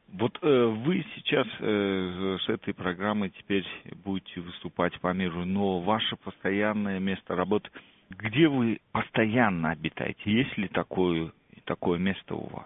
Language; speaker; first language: Russian; non-native, local second language; Uzbek